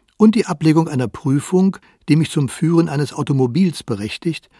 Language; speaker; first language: German; native; German